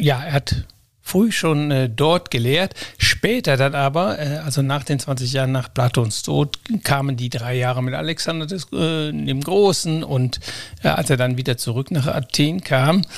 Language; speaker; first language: German; native; German